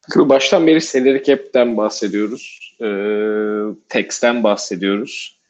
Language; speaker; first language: Turkish; native; Turkish